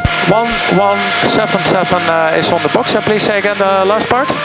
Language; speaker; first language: English; non-native, fluent; Dutch